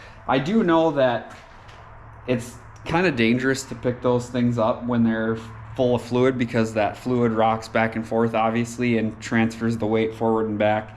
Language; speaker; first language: English; native; English